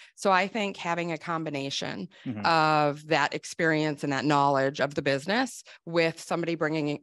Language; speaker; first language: English; native; English